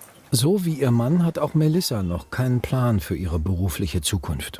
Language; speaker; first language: German; native; German